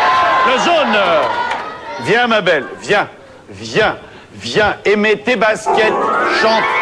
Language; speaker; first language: French; native; French